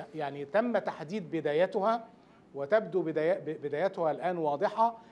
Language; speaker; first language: Arabic; native; Arabic